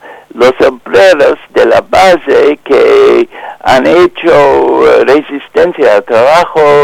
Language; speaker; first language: Spanish; non-native, fluent; English